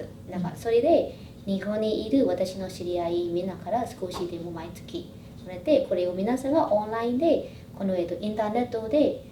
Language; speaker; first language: Japanese; non-native, fluent; Burmese